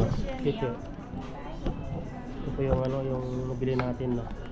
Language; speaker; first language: Filipino; native; Filipino